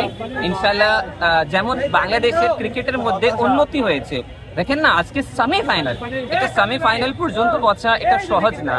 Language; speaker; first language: Bangla; non-native, fluent; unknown